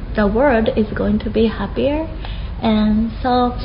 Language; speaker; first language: English; non-native, fluent; Japanese